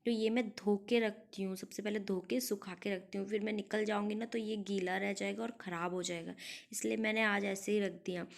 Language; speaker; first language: Hindi; non-native, local second language; Bangla